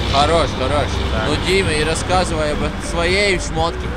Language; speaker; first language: Russian; non-native, local second language; Latvian